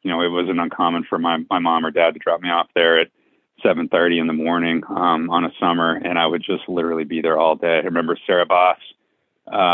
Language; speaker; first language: English; native; English